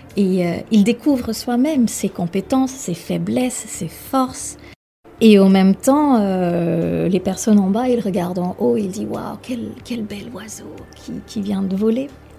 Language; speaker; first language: French; non-native, fluent; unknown